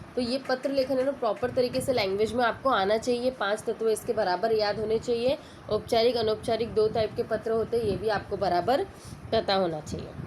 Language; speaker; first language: Hindi; non-native, local second language; Marathi